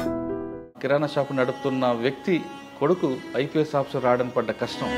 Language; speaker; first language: Telugu; native; Telugu